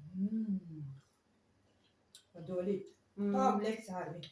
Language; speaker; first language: Swedish; non-native, learner; Thai